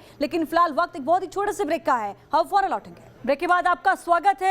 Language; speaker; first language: Hindi; native; Hindi